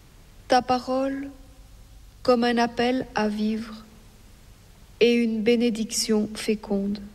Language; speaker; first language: French; native; French